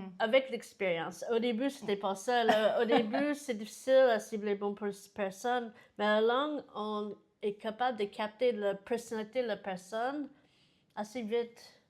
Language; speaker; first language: French; non-native, fluent; English